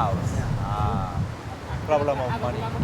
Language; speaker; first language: English; non-native, learner; Korean